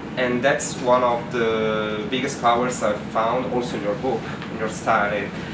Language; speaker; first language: English; non-native, fluent; Italian